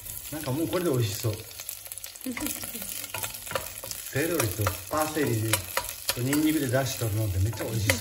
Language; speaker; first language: Japanese; native; Japanese